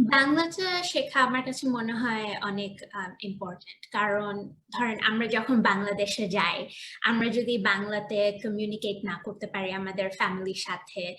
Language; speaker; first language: Bangla; early bilingual, heritage; Bangla